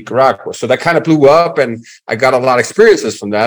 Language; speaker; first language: English; non-native, fluent; Danish